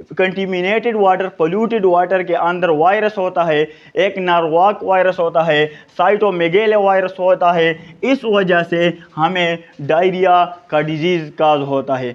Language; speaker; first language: Urdu; non-native, local second language; Pashto